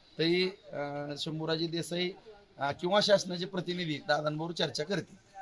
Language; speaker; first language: Marathi; native; Marathi